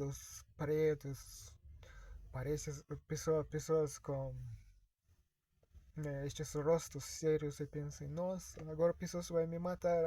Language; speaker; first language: Portuguese; non-native, fluent; Russian